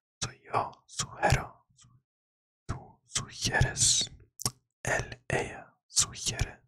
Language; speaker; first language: Spanish; non-native, learner; English